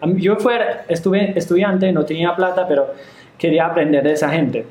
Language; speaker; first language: Spanish; non-native, learner; German